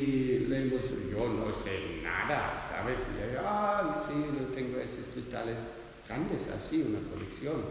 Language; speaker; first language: Spanish; non-native, learner; Dutch